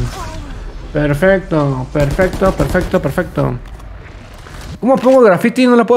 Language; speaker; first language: Spanish; native; Spanish